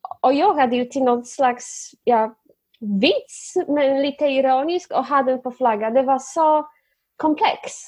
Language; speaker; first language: Swedish; non-native, fluent; Polish